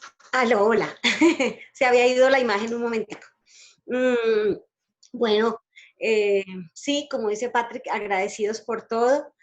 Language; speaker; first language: Spanish; native; Spanish